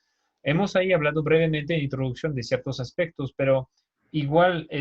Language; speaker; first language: Spanish; native; Spanish